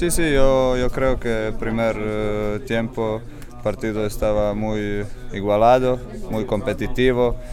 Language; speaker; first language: Spanish; non-native, fluent; Croatian